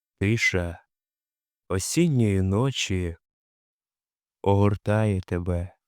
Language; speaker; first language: Ukrainian; native; Ukrainian